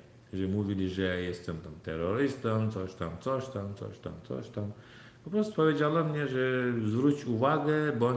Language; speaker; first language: Polish; non-native, learner; Turkmen